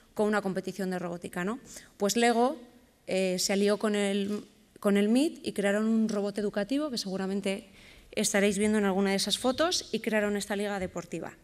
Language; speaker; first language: Spanish; native; Spanish